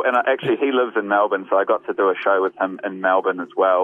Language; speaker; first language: English; native; English